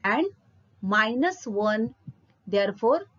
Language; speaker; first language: English; non-native, local second language; Marathi